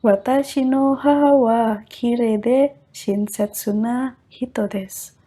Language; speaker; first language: Japanese; non-native, fluent; Indonesian